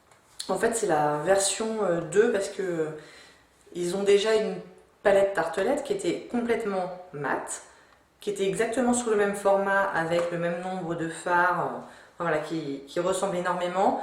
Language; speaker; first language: French; native; French